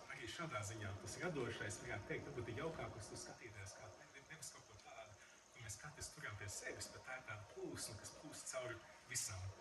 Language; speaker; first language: Latvian; early bilingual, heritage; English